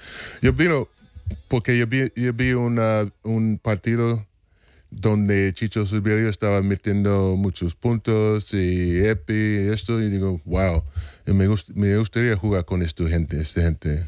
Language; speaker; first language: Spanish; non-native, fluent; English